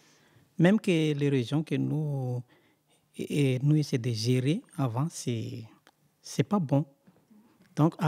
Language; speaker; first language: French; non-native, local second language; Malagasy